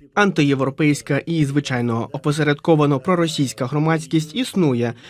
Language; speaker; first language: Ukrainian; non-native, fluent; Romanian